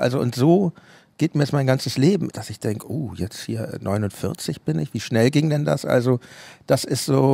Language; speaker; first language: German; native; German